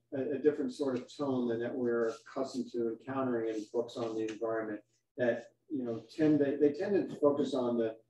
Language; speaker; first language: English; native; English